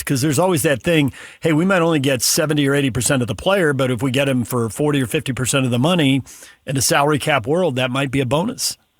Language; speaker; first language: English; native; English